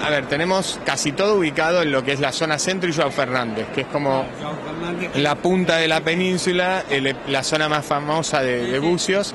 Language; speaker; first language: Spanish; native; Spanish